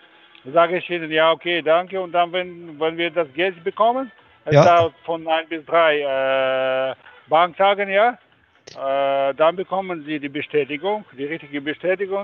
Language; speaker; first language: German; non-native, fluent; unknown